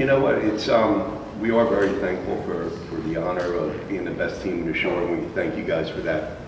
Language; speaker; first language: English; native; English